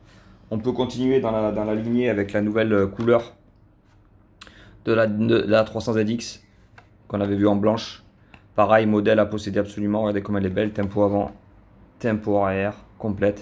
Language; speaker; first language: French; native; French